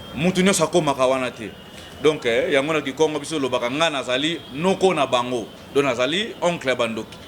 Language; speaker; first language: Lingala; non-native, local second language; Kongo